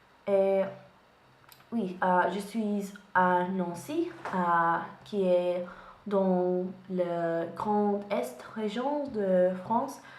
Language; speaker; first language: French; non-native, learner; English